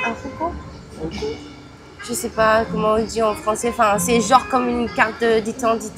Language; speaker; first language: French; early bilingual, other home language; Cantonese